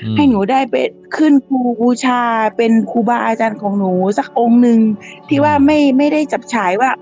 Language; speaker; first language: Thai; native; Thai